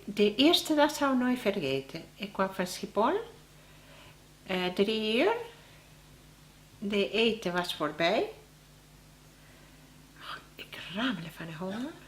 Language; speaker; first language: Dutch; non-native, learner; Spanish